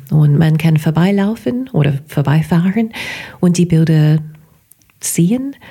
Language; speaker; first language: German; non-native, fluent; English